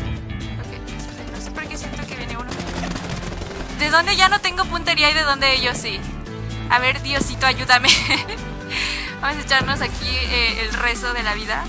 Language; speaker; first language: Spanish; native; Spanish